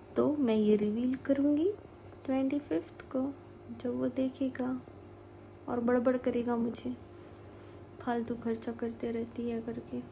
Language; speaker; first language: Hindi; non-native, local second language; Malayalam